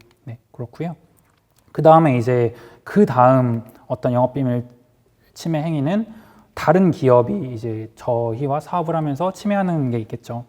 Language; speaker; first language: Korean; native; Korean